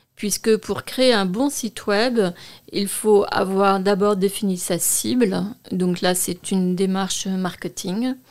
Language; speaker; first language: French; native; French